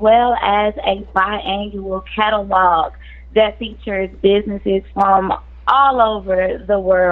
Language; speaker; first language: English; native; English